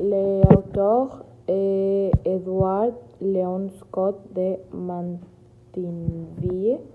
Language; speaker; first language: French; non-native, learner; Spanish